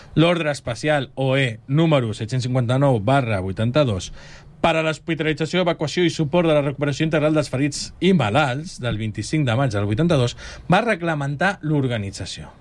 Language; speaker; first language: Catalan; native; Catalan